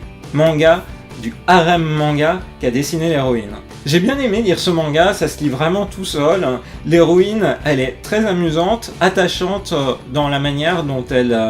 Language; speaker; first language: French; native; French